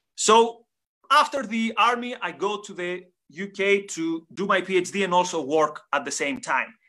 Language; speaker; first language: English; non-native, fluent; Greek